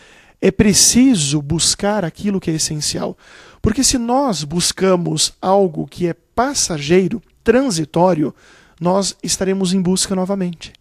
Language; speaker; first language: Portuguese; native; Portuguese